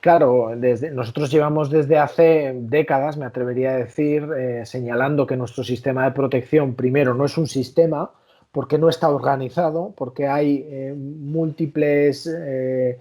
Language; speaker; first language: Spanish; native; Spanish